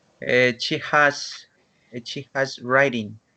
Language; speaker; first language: English; non-native, learner; Spanish